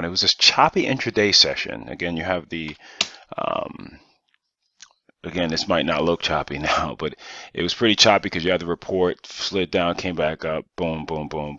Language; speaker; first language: English; native; English